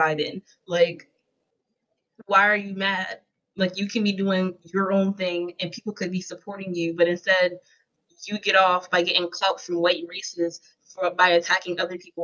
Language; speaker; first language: English; native; English